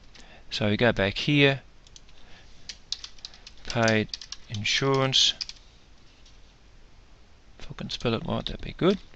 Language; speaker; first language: English; native; English